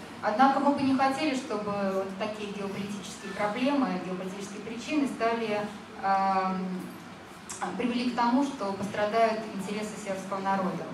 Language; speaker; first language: Russian; native; Russian